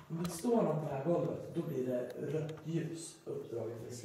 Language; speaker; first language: Swedish; native; Swedish